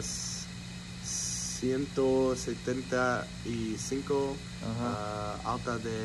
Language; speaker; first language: Spanish; non-native, learner; English